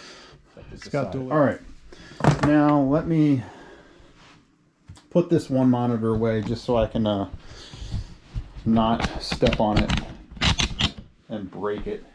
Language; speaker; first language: English; native; English